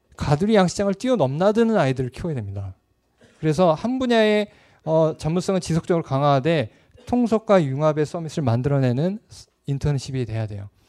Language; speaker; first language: Korean; native; Korean